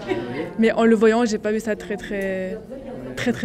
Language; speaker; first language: French; native; French